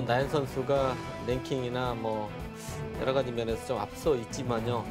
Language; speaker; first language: Korean; native; Korean